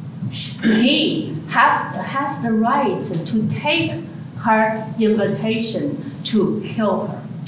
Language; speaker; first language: English; non-native, fluent; Chinese